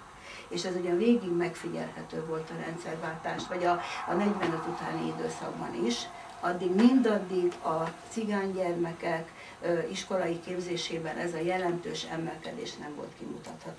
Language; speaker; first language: Hungarian; native; Hungarian